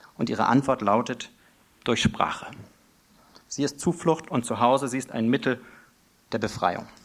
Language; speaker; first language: German; native; German